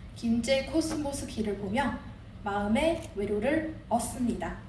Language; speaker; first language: Korean; non-native, fluent; Chinese